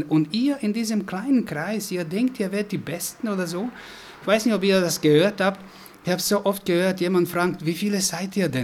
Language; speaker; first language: German; non-native, fluent; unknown